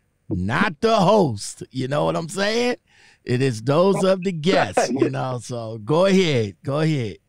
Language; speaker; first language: English; native; English